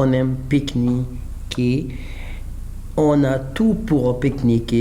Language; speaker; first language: French; non-native, fluent; Arabic